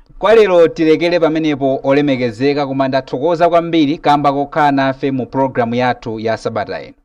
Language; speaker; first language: Nyanja; native; Nyanja